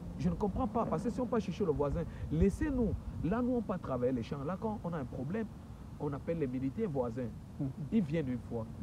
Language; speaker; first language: French; native; French